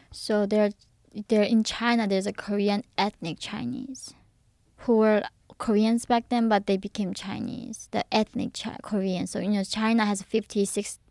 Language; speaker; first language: English; early bilingual, other home language; Korean